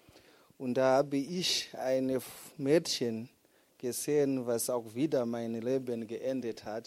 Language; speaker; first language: German; non-native, fluent; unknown